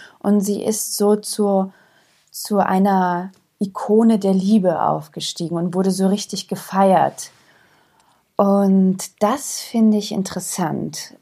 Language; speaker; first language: German; early bilingual, other home language; Croatian